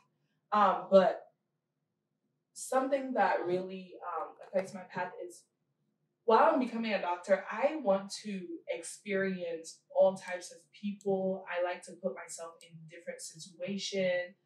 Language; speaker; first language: English; early bilingual, other home language; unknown